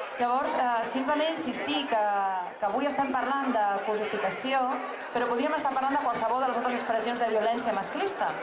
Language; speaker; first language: Catalan; native; Catalan